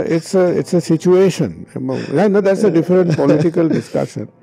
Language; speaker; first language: English; non-native, local second language; Bangla